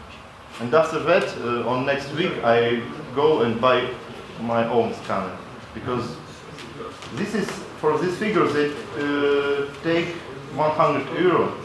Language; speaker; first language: English; non-native, local second language; Latvian